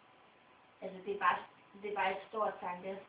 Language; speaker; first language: Danish; non-native, local second language; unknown